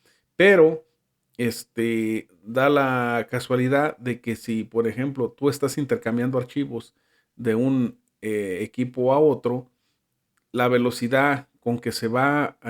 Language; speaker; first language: Spanish; native; Spanish